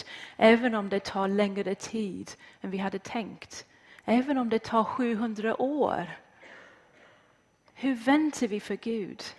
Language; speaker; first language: Swedish; non-native, fluent; English